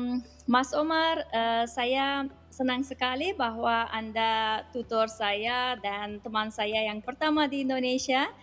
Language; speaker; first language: Indonesian; non-native, learner; Uzbek